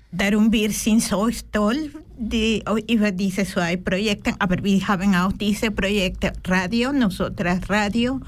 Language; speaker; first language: German; non-native, fluent; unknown